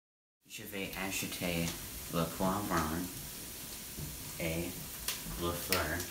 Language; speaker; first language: French; non-native, learner; English